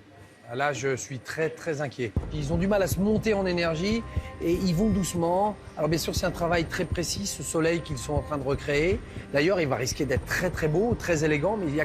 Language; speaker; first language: French; native; French